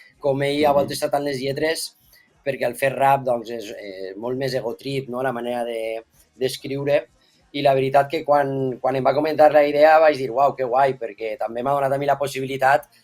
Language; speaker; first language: Catalan; native; Catalan